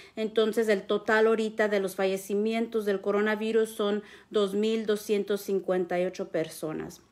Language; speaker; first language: Spanish; early bilingual, heritage; Spanish